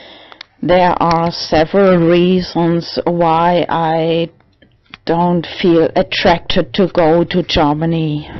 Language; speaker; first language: English; non-native, learner; German